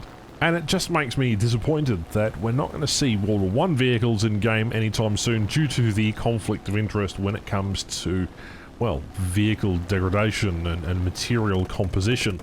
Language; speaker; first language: English; native; English